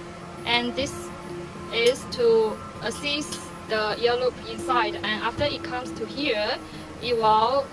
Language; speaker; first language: English; non-native, learner; Chinese